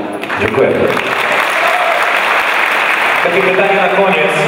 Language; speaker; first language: Polish; native; Polish